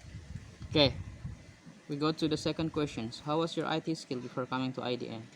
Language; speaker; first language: English; non-native, learner; Indonesian